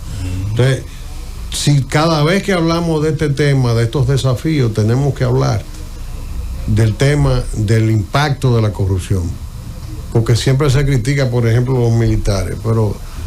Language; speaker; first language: Spanish; native; Spanish